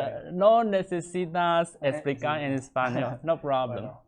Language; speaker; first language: Spanish; non-native, learner; Chinese